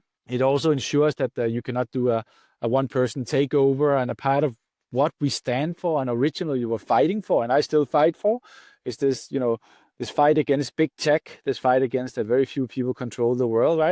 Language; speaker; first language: English; non-native, fluent; Danish